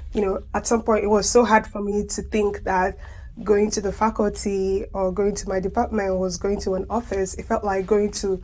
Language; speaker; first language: English; non-native, local second language; Igbo